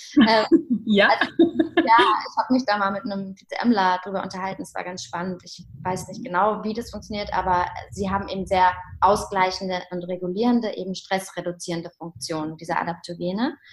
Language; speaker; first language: German; native; German